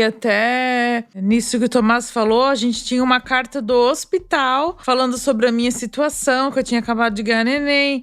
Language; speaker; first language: Portuguese; native; Portuguese